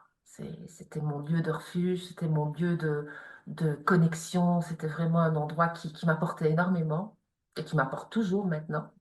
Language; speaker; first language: French; native; French